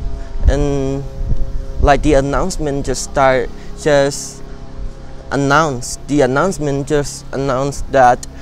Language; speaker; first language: English; non-native, learner; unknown